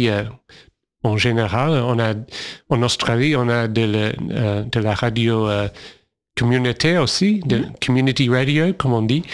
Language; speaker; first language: French; non-native, fluent; English